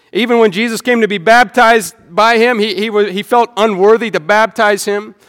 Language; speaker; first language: English; native; English